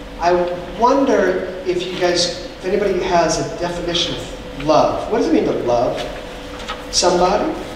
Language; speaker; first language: English; native; English